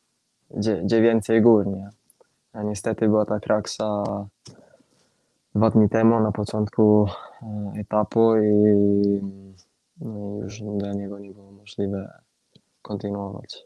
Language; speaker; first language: Polish; non-native, fluent; Italian